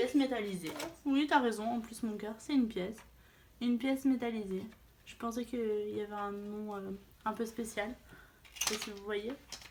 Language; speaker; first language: French; native; French